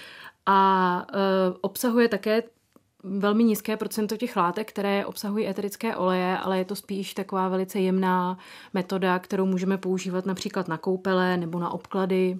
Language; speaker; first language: Czech; native; Czech